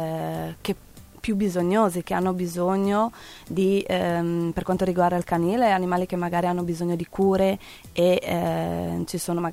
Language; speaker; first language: Italian; native; Italian